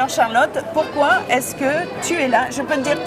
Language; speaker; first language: French; native; French